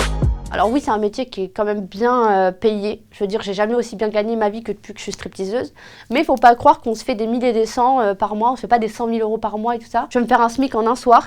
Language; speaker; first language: French; native; French